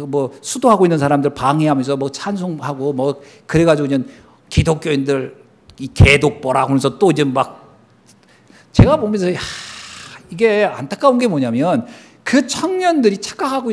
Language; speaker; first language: Korean; native; Korean